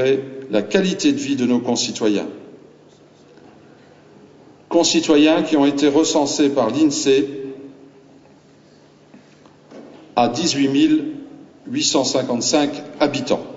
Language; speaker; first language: French; native; French